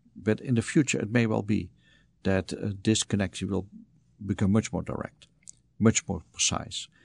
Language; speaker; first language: English; non-native, fluent; Dutch